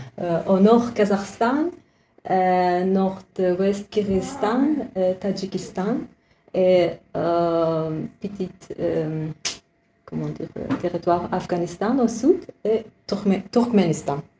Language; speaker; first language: French; non-native, learner; Uzbek